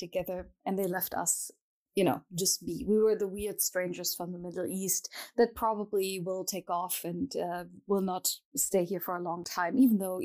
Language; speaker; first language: English; non-native, fluent; Arabic